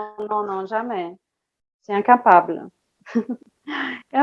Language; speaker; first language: French; non-native, fluent; Portuguese